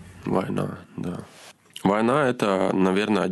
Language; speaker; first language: Russian; non-native, fluent; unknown